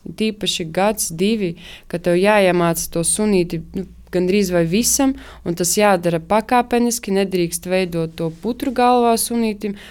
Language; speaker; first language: Latvian; native; Latvian